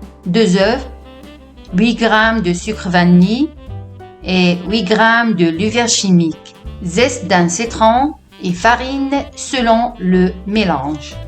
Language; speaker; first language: French; non-native, fluent; Italian